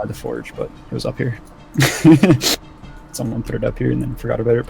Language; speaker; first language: English; native; English